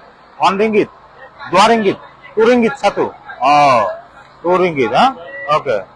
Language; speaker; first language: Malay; non-native, learner; Bangla